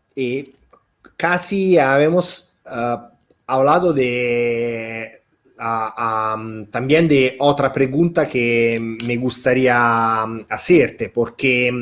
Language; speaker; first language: Spanish; non-native, fluent; Italian